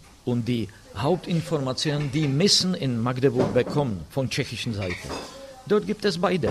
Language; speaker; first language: German; non-native, fluent; Czech